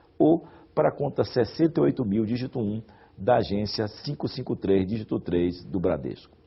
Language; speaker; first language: Portuguese; native; Portuguese